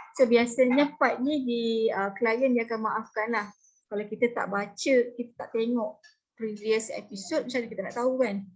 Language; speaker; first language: Malay; native; Malay